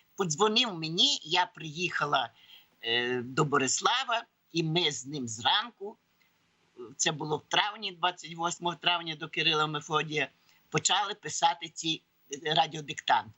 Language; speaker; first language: Ukrainian; native; Ukrainian